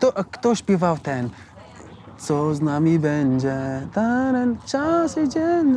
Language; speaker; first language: Polish; non-native, learner; Arabic